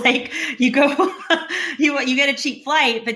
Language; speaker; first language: English; native; English